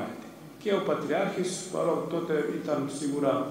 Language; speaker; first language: Greek; non-native, fluent; Serbian